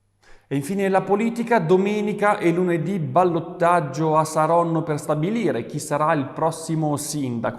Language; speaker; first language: Italian; native; Italian